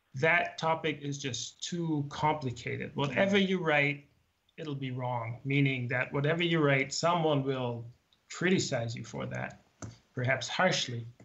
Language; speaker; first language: English; non-native, fluent; German